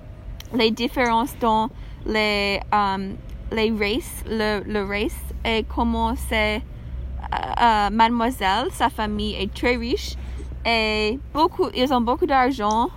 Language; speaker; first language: French; non-native, learner; English